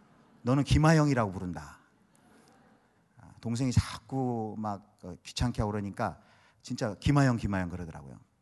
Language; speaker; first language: Korean; native; Korean